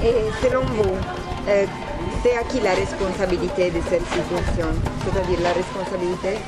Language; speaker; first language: French; non-native, fluent; Italian